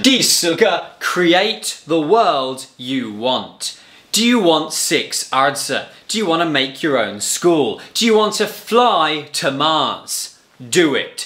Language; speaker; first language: English; native; English